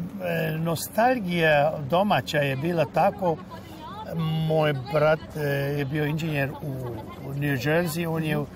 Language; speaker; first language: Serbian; non-native, local second language; Hungarian